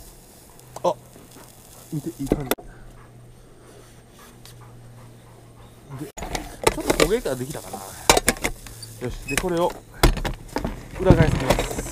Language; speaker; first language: Japanese; native; Japanese